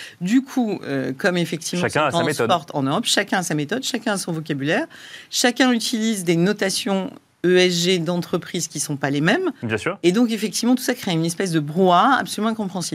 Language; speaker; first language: French; native; French